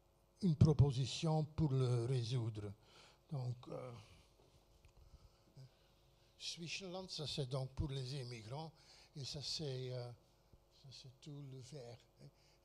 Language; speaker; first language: French; non-native, fluent; Dutch